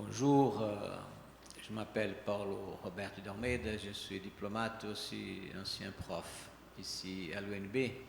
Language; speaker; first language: French; non-native, fluent; Portuguese